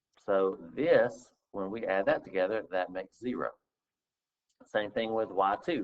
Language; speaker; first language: English; native; English